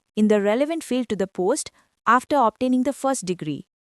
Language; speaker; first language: English; non-native, local second language; Sinhala